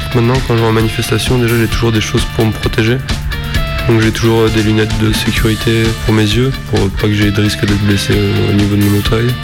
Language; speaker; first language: French; native; French